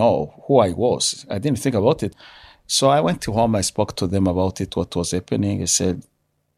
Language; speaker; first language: English; non-native, local second language; Kinyarwanda